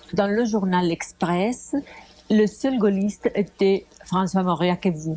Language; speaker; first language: French; non-native, fluent; Spanish